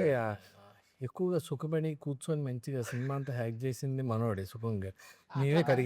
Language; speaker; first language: Telugu; native; Telugu